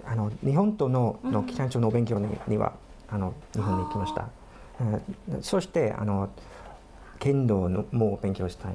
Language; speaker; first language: Japanese; non-native, fluent; English